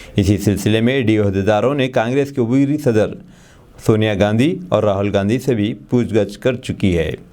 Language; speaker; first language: Urdu; native; Urdu